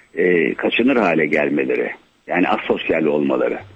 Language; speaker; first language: Turkish; native; Turkish